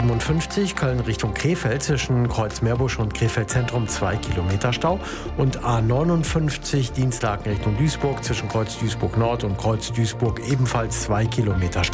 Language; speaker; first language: German; native; German